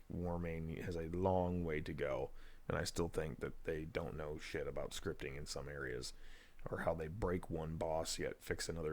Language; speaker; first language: English; native; English